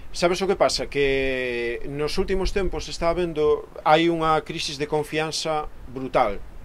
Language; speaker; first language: Galician; native; Galician